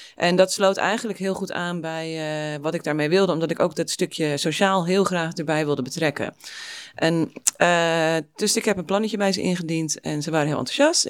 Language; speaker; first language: Dutch; non-native, fluent; English